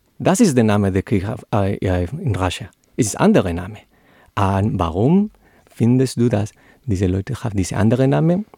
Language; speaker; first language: German; non-native, learner; Spanish